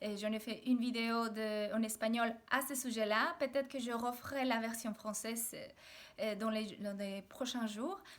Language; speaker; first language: French; non-native, fluent; Spanish